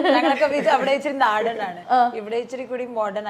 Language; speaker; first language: Malayalam; non-native, local second language; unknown